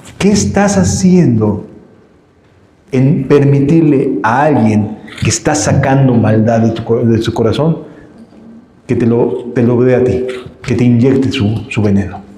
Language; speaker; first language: Spanish; native; Spanish